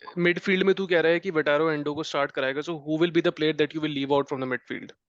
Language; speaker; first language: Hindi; native; Hindi